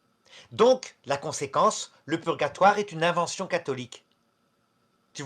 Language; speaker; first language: French; native; French